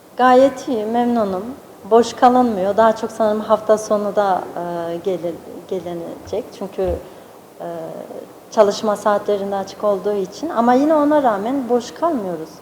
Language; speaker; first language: Turkish; early bilingual, heritage; Turkish